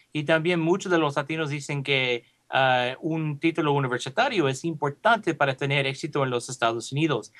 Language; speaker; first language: Spanish; early bilingual, heritage; Spanish